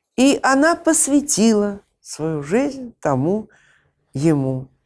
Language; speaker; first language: Russian; native; Russian